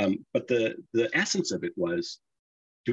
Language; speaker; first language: English; native; English